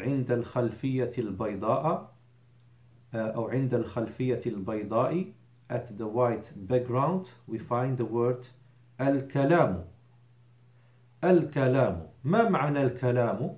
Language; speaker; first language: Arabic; non-native, fluent; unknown